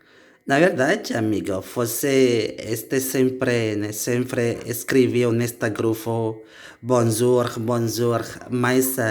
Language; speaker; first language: Portuguese; non-native, learner; Indonesian